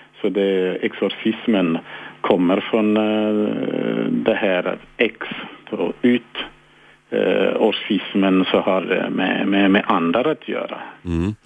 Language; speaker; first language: Swedish; non-native, fluent; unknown